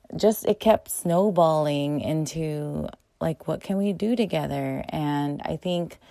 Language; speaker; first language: English; native; English